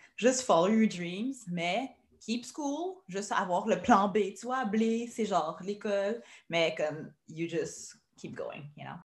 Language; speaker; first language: French; native; French